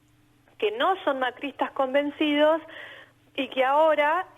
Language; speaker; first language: Spanish; native; Spanish